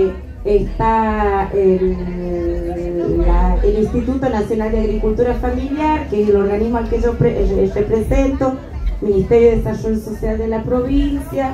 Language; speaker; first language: Spanish; native; Spanish